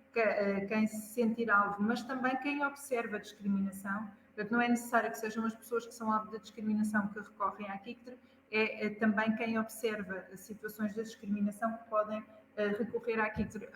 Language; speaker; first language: Portuguese; native; Portuguese